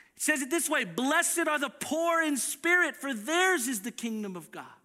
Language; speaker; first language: English; early bilingual, other home language; Filipino